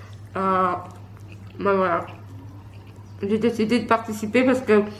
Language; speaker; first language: French; native; French